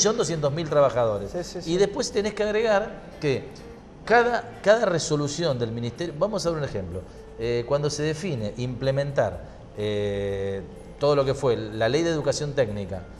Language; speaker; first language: Spanish; native; Spanish